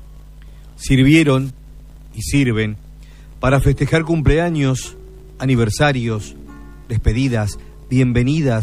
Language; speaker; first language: Spanish; native; Spanish